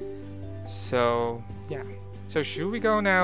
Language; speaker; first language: English; non-native, local second language; Pangasinan